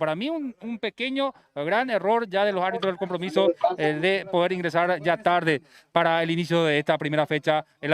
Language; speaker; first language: Spanish; native; Spanish